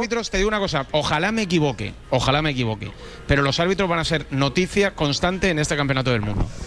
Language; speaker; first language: Spanish; native; Spanish